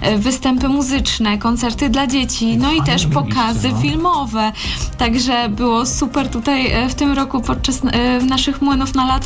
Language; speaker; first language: Polish; native; Polish